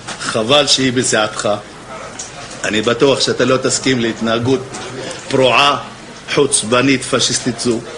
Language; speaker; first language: Hebrew; non-native, local second language; Arabic